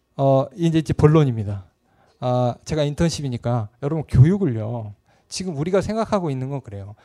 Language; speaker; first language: Korean; native; Korean